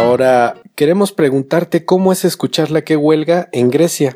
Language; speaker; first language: Spanish; native; Spanish